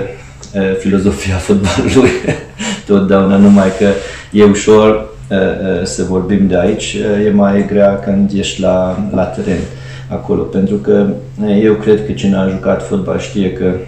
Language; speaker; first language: Romanian; non-native, fluent; Hungarian